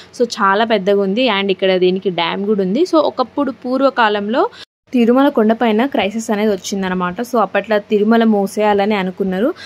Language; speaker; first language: Telugu; non-native, local second language; Lambadi